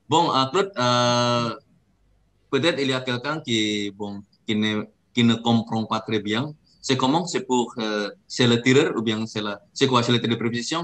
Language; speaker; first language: French; non-native, learner; Indonesian